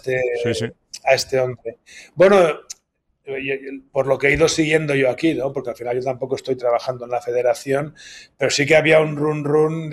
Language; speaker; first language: Spanish; native; Spanish